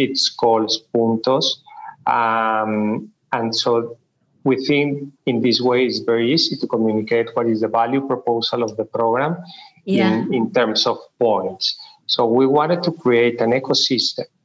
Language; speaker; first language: English; non-native, fluent; Spanish